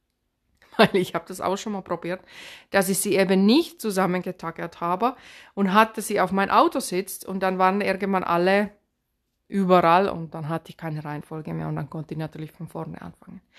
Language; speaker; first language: German; non-native, fluent; Finnish